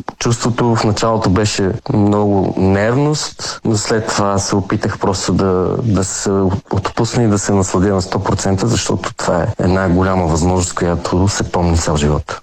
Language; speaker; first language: Bulgarian; native; Bulgarian